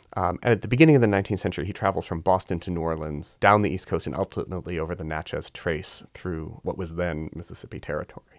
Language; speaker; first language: English; native; English